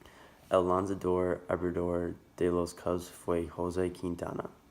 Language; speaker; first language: Spanish; non-native, learner; English